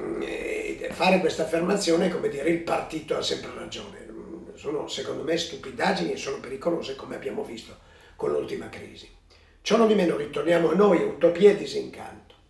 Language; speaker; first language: Italian; early bilingual, other home language; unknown